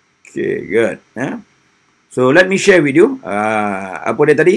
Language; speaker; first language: English; non-native, local second language; Malay